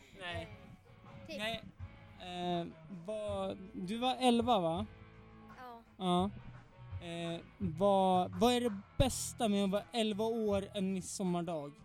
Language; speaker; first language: Swedish; native; Swedish